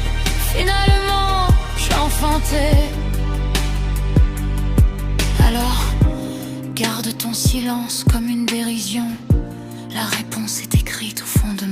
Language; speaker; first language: French; native; French